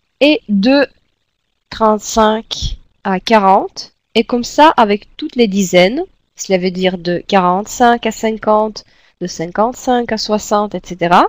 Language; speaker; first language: French; non-native, fluent; Russian